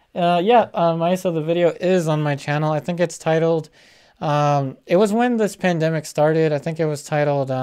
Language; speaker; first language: English; early bilingual, other home language; Spanish